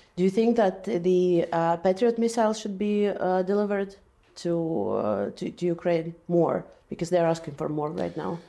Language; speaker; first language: English; non-native, fluent; Latvian